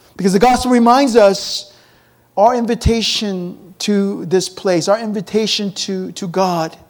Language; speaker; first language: English; early bilingual, other home language; Korean